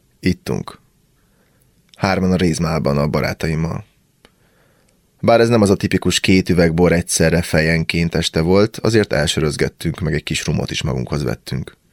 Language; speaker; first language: Hungarian; native; Hungarian